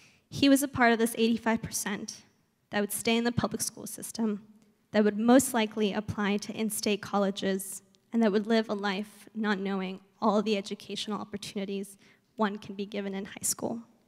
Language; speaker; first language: English; early bilingual, other home language; Spanish